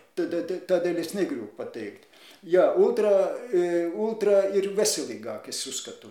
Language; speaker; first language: Latvian; non-native, local second language; Russian